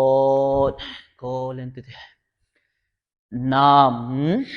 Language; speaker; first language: Vietnamese; non-native, learner; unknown